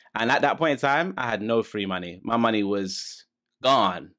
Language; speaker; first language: English; native; English